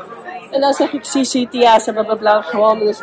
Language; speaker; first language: Dutch; non-native, fluent; Spanish